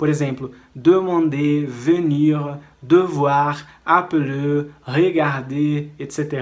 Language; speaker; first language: French; non-native, fluent; Portuguese